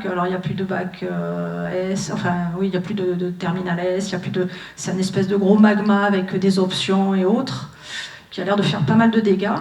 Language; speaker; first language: French; native; French